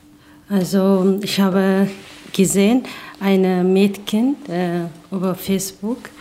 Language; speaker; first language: German; non-native, learner; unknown